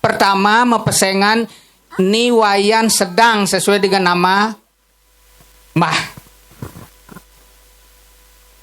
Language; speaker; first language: Indonesian; non-native, local second language; Balinese